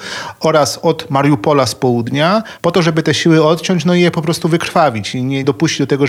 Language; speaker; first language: Polish; native; Polish